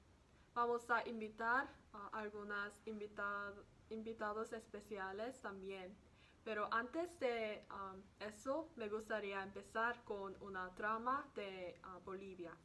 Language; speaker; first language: Spanish; non-native, learner; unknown